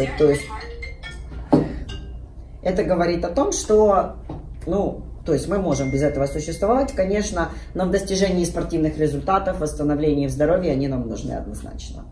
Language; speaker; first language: Russian; native; Russian